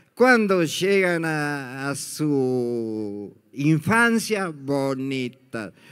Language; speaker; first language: Spanish; native; Spanish